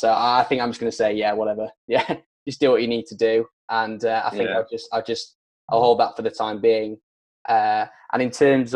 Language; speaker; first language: English; native; English